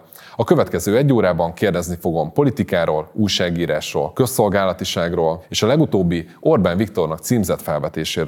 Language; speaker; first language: Hungarian; native; Hungarian